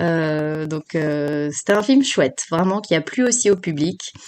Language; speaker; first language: French; native; French